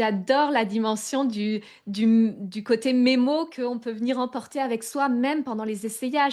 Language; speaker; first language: French; native; French